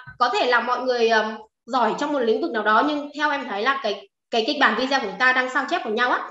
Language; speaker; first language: Vietnamese; non-native, local second language; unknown